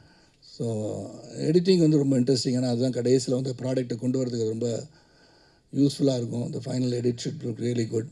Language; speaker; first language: Tamil; native; Tamil